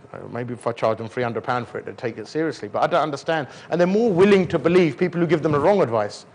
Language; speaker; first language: English; early bilingual, other home language; Punjabi